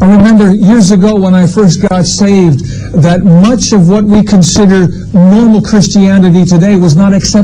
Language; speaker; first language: English; native; English